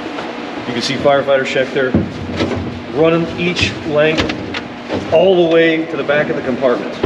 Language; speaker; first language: English; native; English